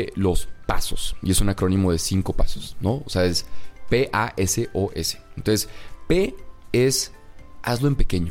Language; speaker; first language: Spanish; native; Spanish